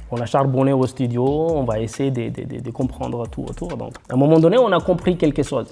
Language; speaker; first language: French; non-native, local second language; Malagasy